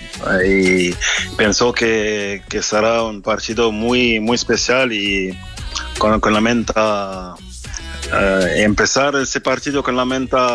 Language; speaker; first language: Spanish; non-native, fluent; French